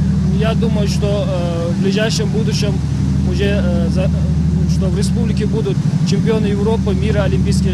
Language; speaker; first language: Russian; non-native, local second language; Ingush